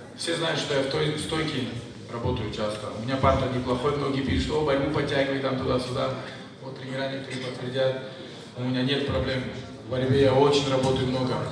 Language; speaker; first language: Russian; non-native, local second language; Uzbek